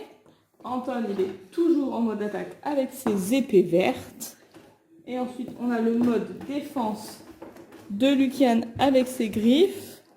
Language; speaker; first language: French; native; French